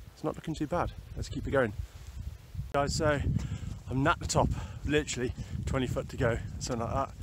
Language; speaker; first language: English; native; English